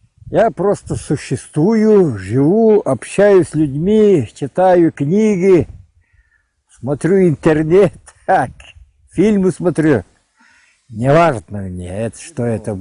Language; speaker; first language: Russian; non-native, local second language; Yakut